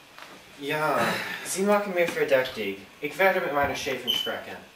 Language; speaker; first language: German; non-native, learner; English